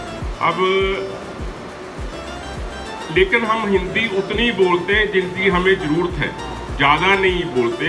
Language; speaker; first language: Hindi; non-native, local second language; Punjabi